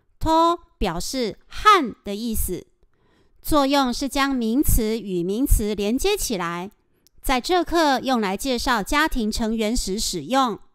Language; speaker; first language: Chinese; non-native, fluent; Japanese